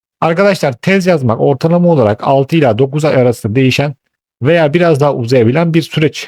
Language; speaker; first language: Turkish; native; Turkish